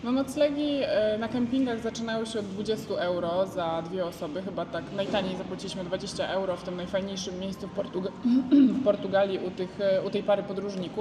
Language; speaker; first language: Polish; native; Polish